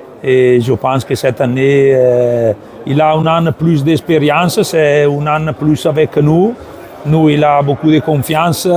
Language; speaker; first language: French; non-native, learner; Italian